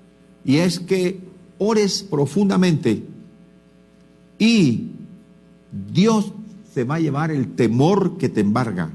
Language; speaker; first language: Spanish; native; Spanish